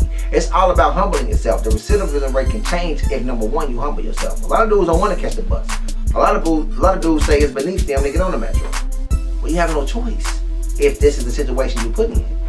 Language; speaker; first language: English; native; English